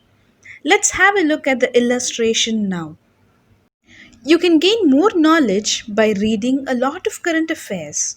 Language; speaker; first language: English; non-native, local second language; Tamil